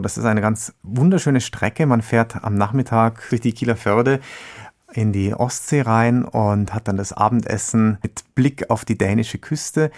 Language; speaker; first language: German; native; German